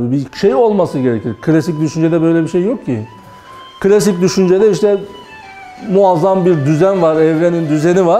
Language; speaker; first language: Turkish; native; Turkish